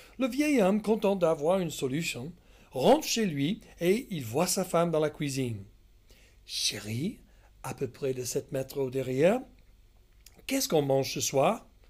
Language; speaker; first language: French; non-native, fluent; English